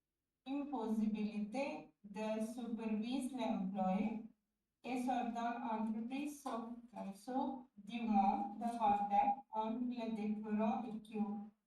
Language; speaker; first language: French; non-native, learner; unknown